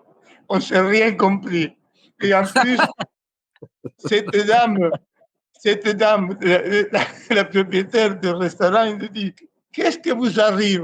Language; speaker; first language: French; non-native, fluent; Spanish